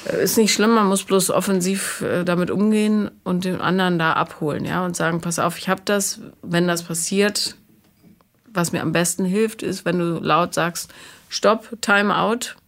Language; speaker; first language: German; native; German